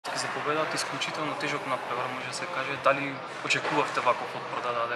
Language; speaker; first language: Macedonian; native; Macedonian